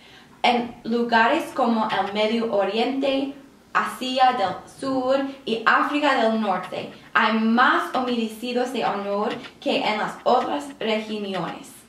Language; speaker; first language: Spanish; non-native, learner; English